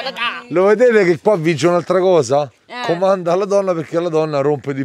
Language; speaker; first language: Italian; native; Italian